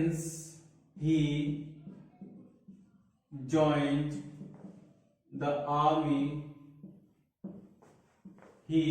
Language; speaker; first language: English; non-native, local second language; Hindi